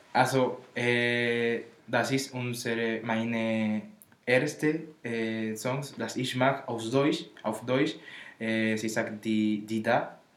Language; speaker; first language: German; non-native, learner; Spanish